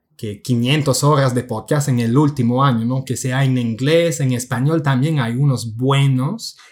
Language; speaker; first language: Spanish; non-native, fluent; French